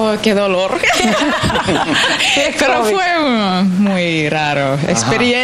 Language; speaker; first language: Spanish; non-native, learner; Finnish